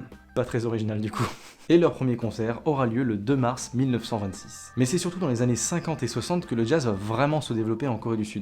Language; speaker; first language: French; native; French